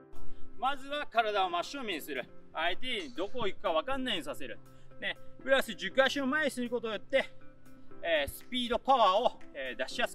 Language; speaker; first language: Japanese; native; Japanese